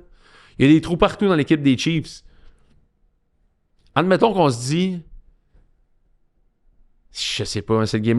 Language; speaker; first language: French; native; French